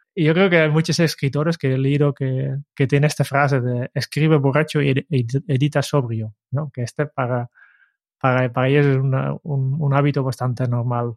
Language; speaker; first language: Spanish; non-native, fluent; Dutch